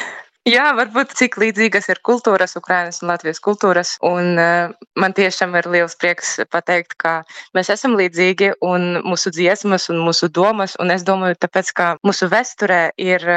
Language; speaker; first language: Latvian; non-native, learner; Ukrainian